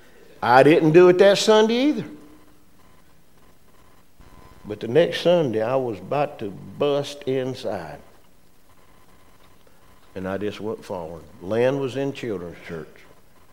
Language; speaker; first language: English; native; English